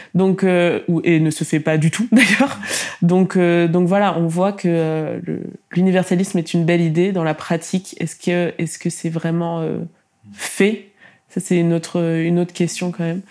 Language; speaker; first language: French; native; French